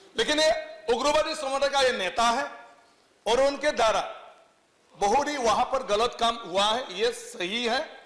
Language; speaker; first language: Hindi; non-native, local second language; Bodo